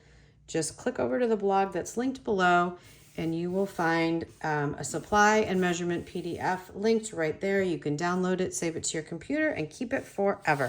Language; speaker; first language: English; native; English